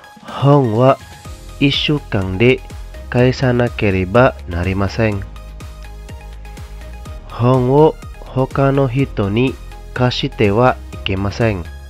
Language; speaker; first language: Japanese; non-native, fluent; Indonesian